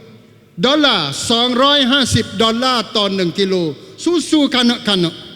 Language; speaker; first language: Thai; non-native, local second language; Malay